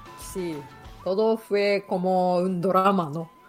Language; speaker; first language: Spanish; non-native, learner; Japanese